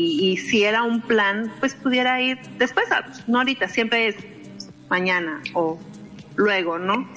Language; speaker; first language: Spanish; native; Spanish